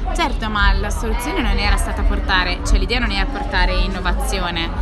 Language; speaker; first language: Italian; native; Italian